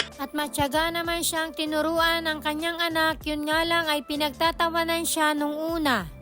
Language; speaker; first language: Filipino; native; Filipino